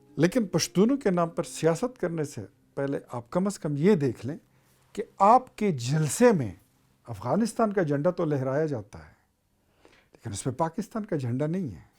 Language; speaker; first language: Urdu; non-native, local second language; Pashto